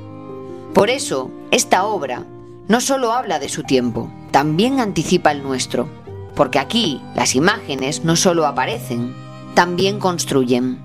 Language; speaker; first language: Spanish; native; Spanish